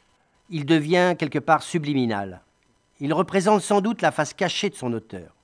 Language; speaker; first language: French; native; French